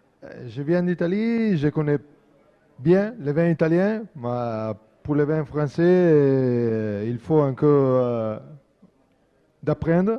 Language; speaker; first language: French; non-native, fluent; Italian